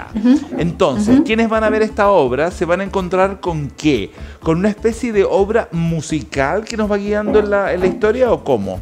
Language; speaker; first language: Spanish; native; Spanish